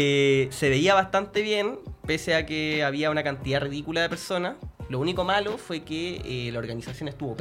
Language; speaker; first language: Spanish; native; Spanish